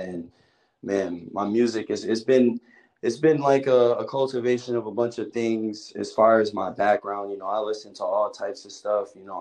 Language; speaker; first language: English; native; English